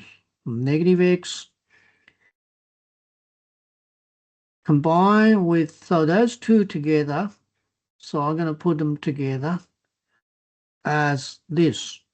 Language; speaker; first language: English; non-native, fluent; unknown